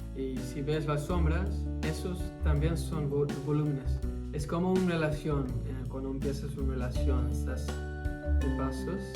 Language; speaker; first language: Spanish; early bilingual, heritage; Spanish